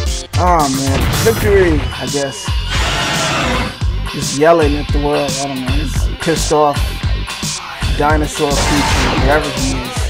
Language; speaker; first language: English; native; English